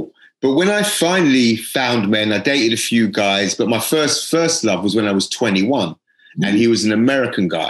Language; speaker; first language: English; native; English